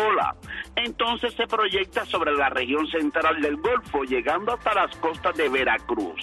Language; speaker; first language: Spanish; native; Spanish